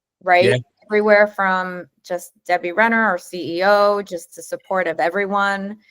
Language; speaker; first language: English; native; English